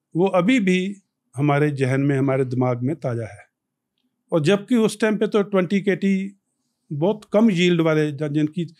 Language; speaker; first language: Hindi; non-native, local second language; Punjabi